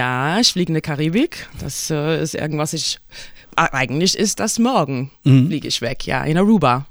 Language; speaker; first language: German; non-native, fluent; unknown